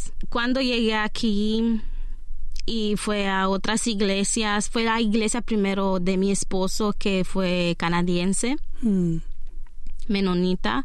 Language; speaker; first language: Spanish; non-native, learner; Romanian